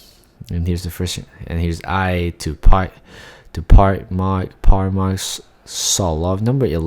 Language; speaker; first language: English; non-native, fluent; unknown